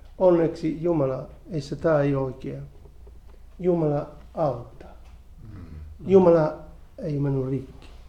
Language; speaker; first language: Finnish; non-native, fluent; Spanish